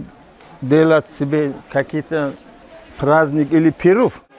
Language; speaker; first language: Russian; non-native, local second language; Tajik